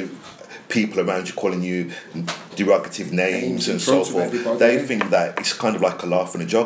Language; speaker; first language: English; native; English